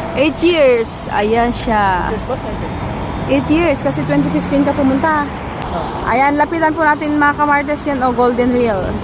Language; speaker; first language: Filipino; native; Filipino